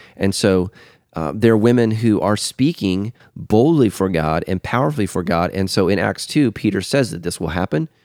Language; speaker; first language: English; native; English